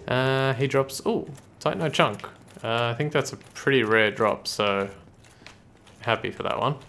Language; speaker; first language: English; native; English